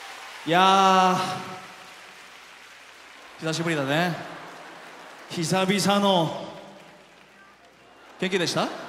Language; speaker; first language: Japanese; non-native, fluent; Korean